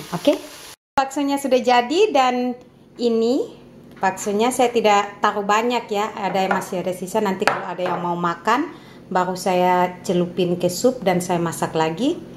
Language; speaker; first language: Indonesian; non-native, local second language; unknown